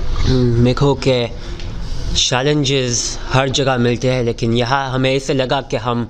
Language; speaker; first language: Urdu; early bilingual, heritage; Urdu